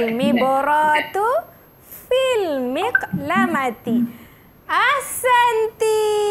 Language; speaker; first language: Arabic; non-native, learner; Malay